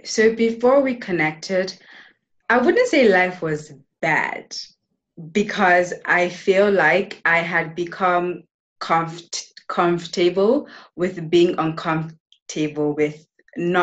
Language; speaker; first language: English; non-native, local second language; Yoruba